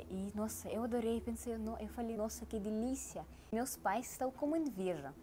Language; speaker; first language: Portuguese; non-native, learner; Russian